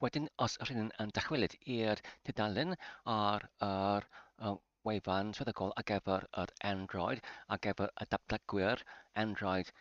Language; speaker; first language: Welsh; non-native, learner; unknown